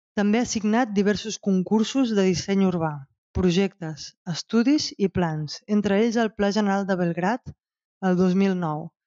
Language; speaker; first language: Catalan; native; Catalan